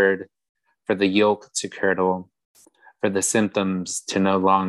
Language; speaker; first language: English; native; English